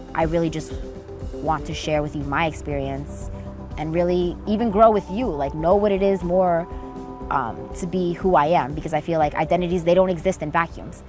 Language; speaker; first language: English; early bilingual, other home language; Spanish